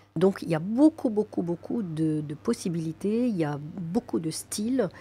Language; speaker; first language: French; non-native, local second language; Arabic